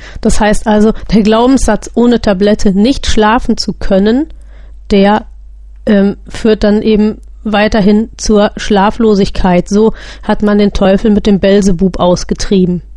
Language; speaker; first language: German; native; German